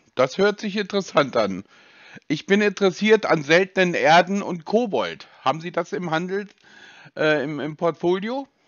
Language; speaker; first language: German; native; German